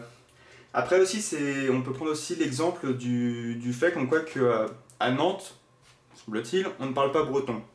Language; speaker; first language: French; native; French